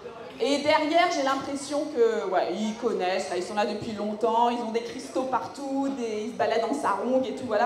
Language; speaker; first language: French; native; French